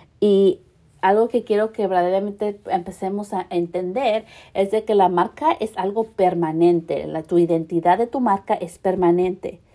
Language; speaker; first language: Spanish; early bilingual, heritage; Spanish